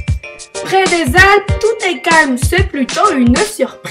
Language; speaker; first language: French; non-native, learner; Spanish